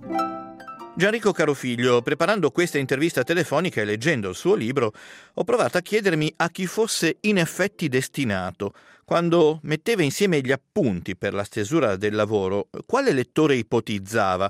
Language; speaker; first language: Italian; native; Italian